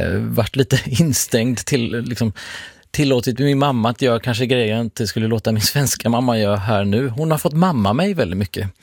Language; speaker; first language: Swedish; native; Swedish